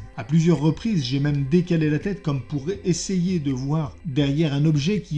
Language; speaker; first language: French; native; French